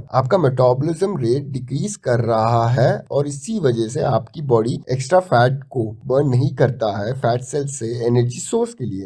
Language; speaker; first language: Hindi; native; Hindi